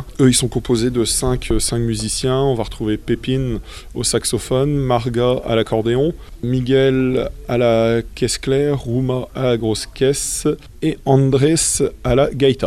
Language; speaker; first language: French; native; French